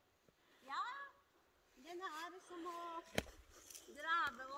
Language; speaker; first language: Norwegian; non-native, learner; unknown